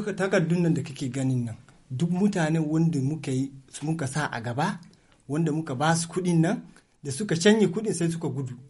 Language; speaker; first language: Hausa; non-native, local second language; Fula